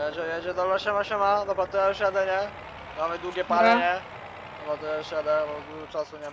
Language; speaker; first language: Polish; native; Polish